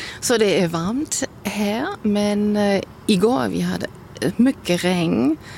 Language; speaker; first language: Swedish; non-native, learner; German